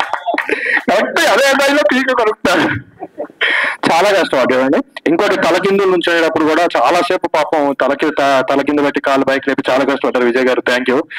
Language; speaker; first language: Telugu; native; Telugu